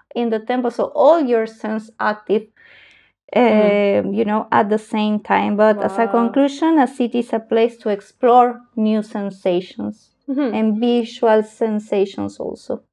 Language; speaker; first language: English; non-native, learner; Spanish